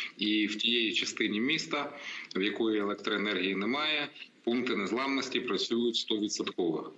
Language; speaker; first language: Ukrainian; non-native, local second language; Russian